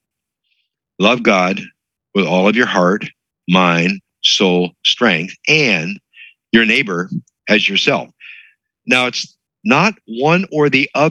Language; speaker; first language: English; native; English